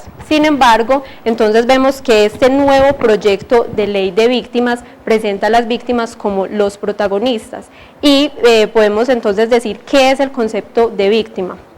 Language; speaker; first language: Spanish; native; Spanish